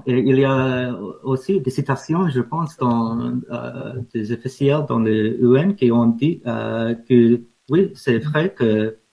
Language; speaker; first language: French; non-native, fluent; English